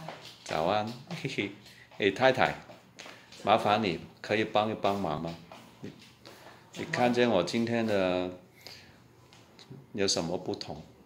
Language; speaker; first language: Chinese; non-native, local second language; Cantonese